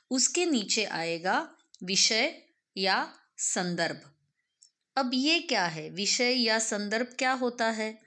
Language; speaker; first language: Hindi; non-native, local second language; Marathi